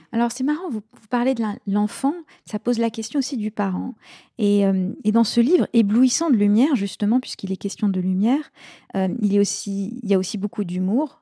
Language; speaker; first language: French; native; French